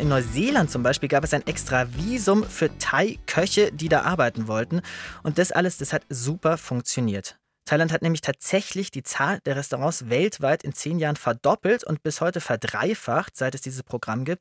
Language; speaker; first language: German; native; German